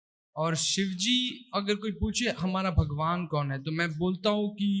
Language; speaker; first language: Hindi; early bilingual, heritage; Hindi